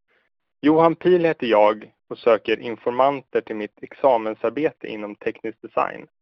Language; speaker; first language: Swedish; native; Swedish